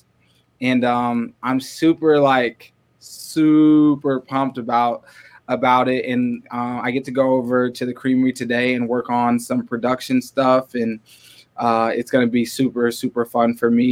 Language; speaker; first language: English; native; English